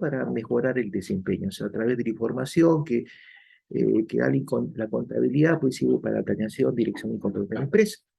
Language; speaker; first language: Spanish; native; Spanish